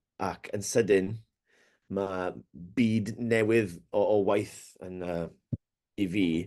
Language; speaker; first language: Welsh; non-native, learner; English